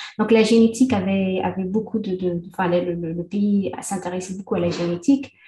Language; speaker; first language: French; non-native, local second language; Arabic